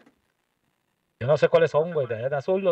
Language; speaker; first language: Spanish; native; Spanish